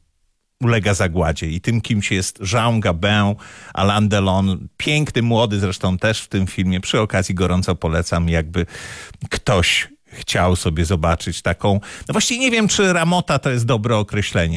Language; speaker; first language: Polish; native; Polish